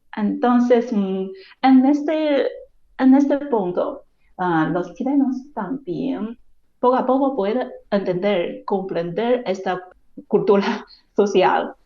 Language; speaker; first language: Spanish; non-native, fluent; Chinese